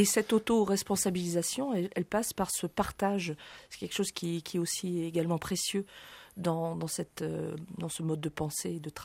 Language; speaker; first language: French; native; French